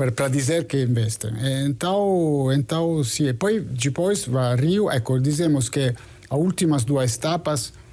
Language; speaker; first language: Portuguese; non-native, fluent; Italian